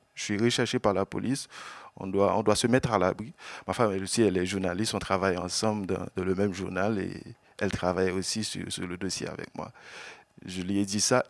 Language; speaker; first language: French; non-native, local second language; Haitian Creole